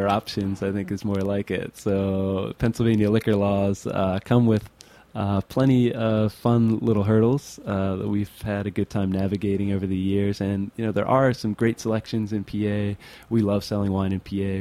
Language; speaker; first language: English; native; English